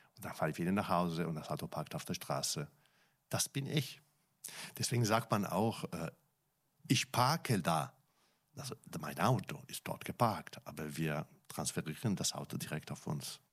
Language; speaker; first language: German; non-native, fluent; Italian